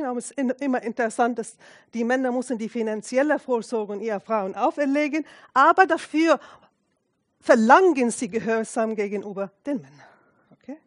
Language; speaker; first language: German; non-native, fluent; Arabic